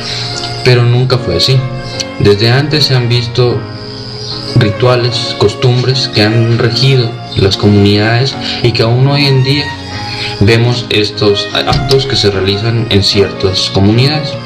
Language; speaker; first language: Spanish; native; Spanish